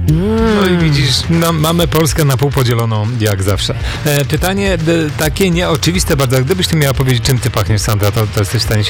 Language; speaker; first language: Polish; native; Polish